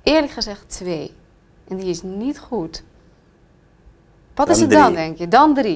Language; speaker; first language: Dutch; native; Dutch